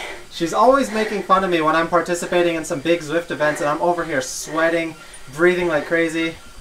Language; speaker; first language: English; native; English